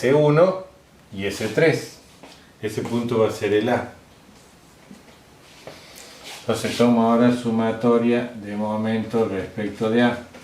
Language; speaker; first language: Spanish; native; Spanish